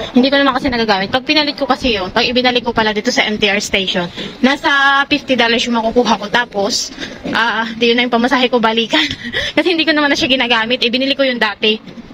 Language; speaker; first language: Filipino; native; Filipino